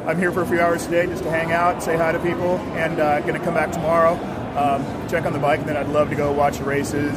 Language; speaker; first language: English; native; English